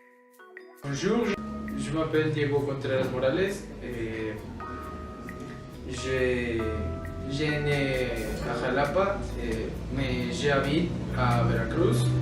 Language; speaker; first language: French; non-native, learner; Spanish